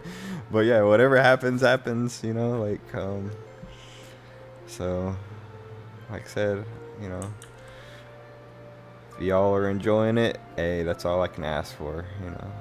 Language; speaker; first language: English; native; English